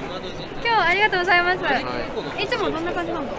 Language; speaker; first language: Japanese; native; Japanese